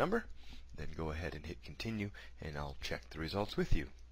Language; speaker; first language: English; native; English